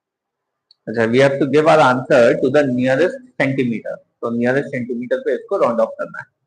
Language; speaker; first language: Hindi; native; Hindi